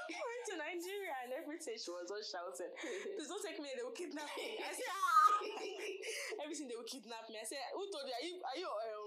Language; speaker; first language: English; non-native, local second language; Igbo